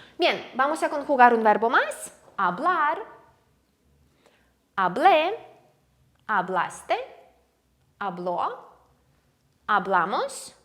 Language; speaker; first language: Spanish; non-native, fluent; Ukrainian